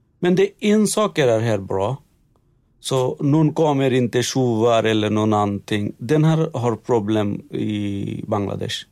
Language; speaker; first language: Swedish; non-native, learner; Bangla